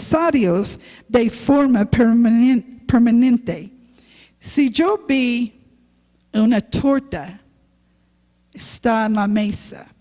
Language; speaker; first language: Spanish; non-native, learner; English